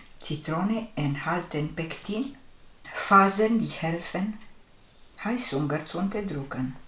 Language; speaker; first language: German; non-native, fluent; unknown